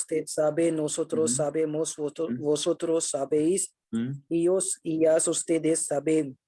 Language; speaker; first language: Spanish; non-native, learner; Hindi